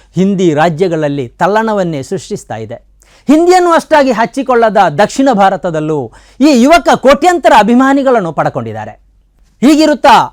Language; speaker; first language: Kannada; native; Kannada